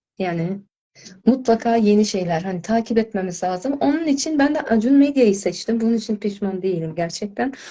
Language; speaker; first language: Turkish; non-native, fluent; Azerbaijani